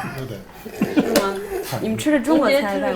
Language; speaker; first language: Chinese; non-native, fluent; French